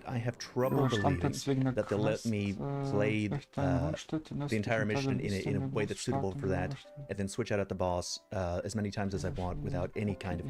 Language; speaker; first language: English; native; English